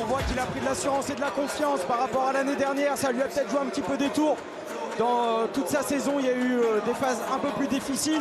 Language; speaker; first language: French; native; French